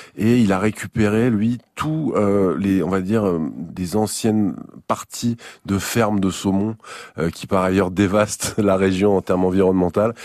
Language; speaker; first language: French; native; French